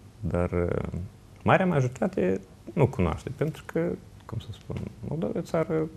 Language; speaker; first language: Romanian; native; Romanian